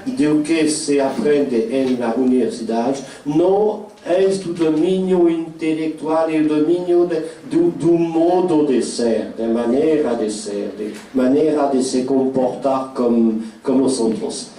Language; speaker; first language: Portuguese; non-native, fluent; French